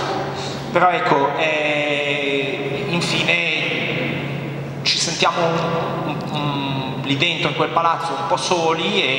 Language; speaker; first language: Italian; native; Italian